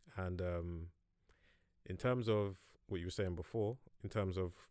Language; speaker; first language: English; native; English